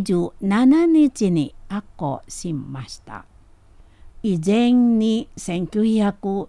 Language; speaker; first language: Japanese; non-native, fluent; Indonesian